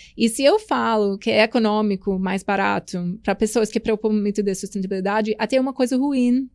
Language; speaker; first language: Portuguese; non-native, fluent; English